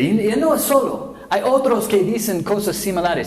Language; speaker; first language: Spanish; non-native, fluent; English